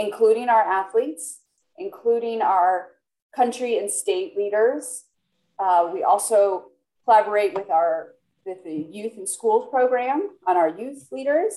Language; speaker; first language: English; native; English